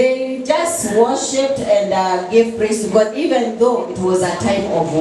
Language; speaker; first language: English; non-native, fluent; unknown